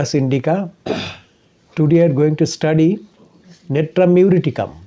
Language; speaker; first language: English; non-native, local second language; Bangla